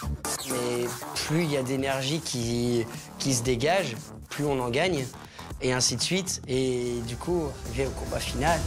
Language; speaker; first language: French; native; French